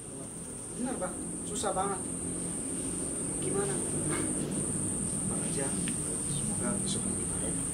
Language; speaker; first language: Indonesian; non-native, fluent; Arabic